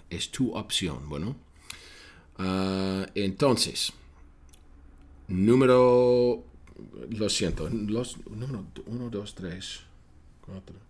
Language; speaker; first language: Spanish; non-native, fluent; English